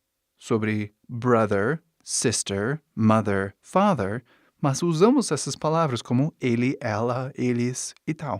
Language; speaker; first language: Portuguese; non-native, fluent; English